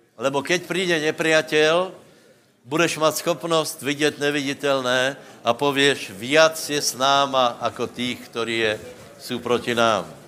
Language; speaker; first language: Czech; non-native, local second language; Slovak